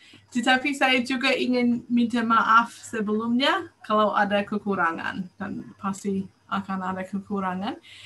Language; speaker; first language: Indonesian; non-native, fluent; English